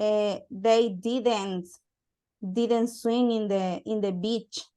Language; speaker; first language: English; non-native, learner; Spanish